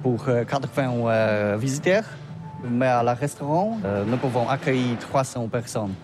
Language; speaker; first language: French; non-native, learner; Polish